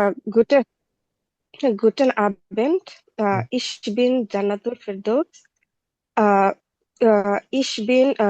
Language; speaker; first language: German; non-native, learner; Bangla